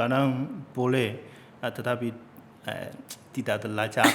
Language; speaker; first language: Indonesian; non-native, learner; Chinese